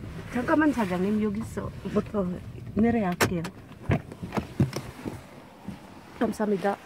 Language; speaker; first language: Korean; non-native, learner; Filipino